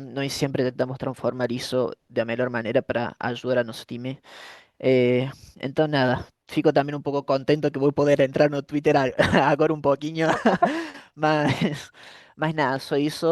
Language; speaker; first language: Portuguese; non-native, fluent; Spanish